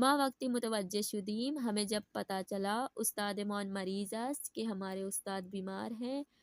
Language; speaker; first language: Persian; non-native, fluent; Urdu